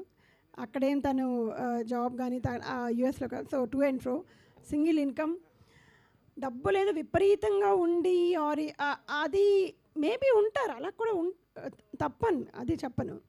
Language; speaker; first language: Telugu; native; Telugu